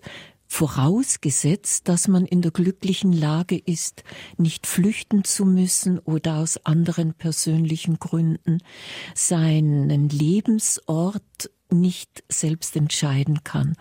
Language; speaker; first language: German; native; German